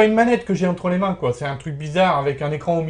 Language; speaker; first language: French; native; French